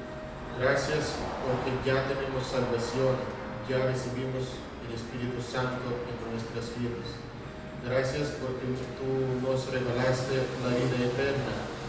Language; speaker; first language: Spanish; non-native, fluent; Russian